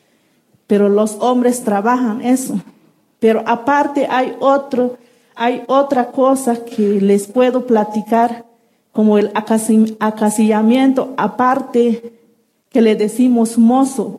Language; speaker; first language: Spanish; non-native, local second language; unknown